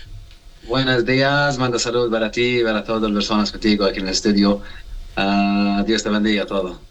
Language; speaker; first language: Spanish; non-native, learner; Arabic